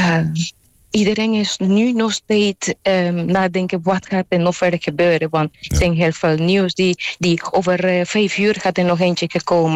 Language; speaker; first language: Dutch; non-native, fluent; Spanish